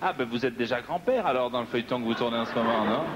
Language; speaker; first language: French; native; French